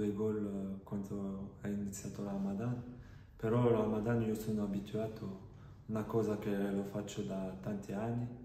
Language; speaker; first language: Italian; non-native, fluent; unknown